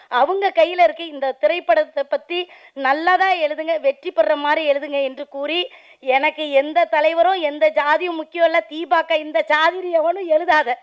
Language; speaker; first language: Tamil; native; Tamil